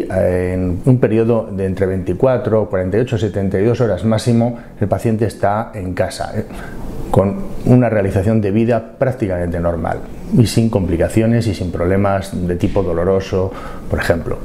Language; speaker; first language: Spanish; native; Spanish